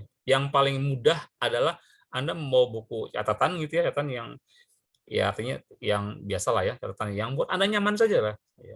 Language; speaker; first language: Indonesian; native; Indonesian